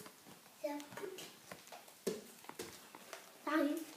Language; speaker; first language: French; early bilingual, other home language; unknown